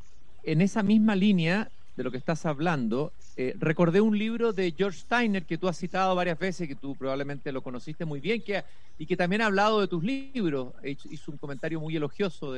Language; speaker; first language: Spanish; native; Spanish